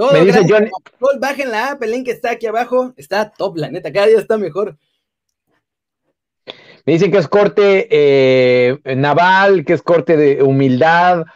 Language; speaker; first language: Spanish; native; Spanish